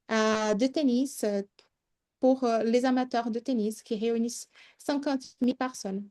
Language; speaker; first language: French; non-native, fluent; Portuguese